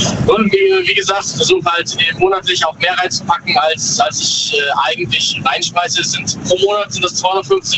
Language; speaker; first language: German; native; German